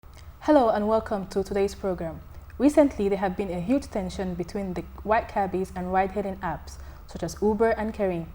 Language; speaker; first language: English; non-native, fluent; Arabic